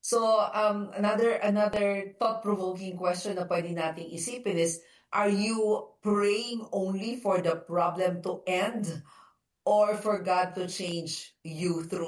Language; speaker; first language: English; non-native, local second language; Filipino